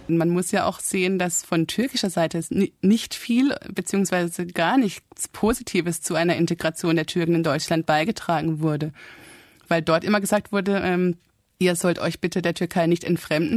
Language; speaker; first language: German; native; German